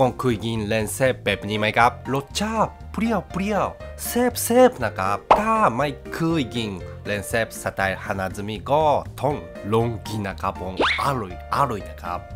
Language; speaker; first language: Thai; non-native, learner; Japanese